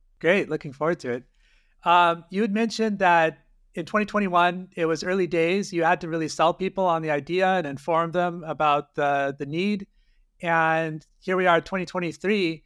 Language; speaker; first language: English; native; English